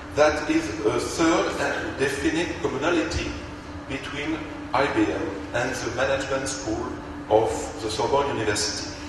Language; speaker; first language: English; non-native, fluent; French